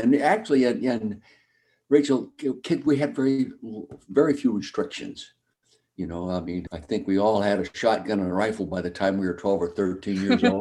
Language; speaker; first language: English; native; English